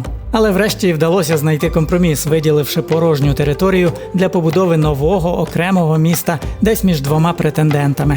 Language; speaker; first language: Ukrainian; native; Ukrainian